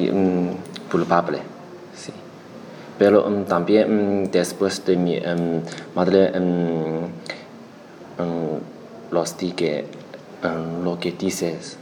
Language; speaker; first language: Spanish; non-native, learner; Chinese